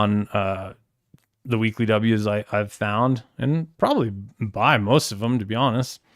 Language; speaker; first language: English; native; English